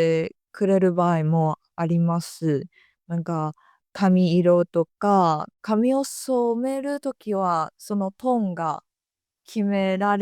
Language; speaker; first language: Japanese; non-native, fluent; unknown